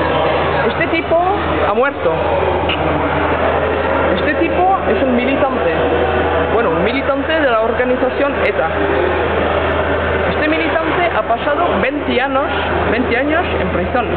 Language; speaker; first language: Spanish; non-native, learner; French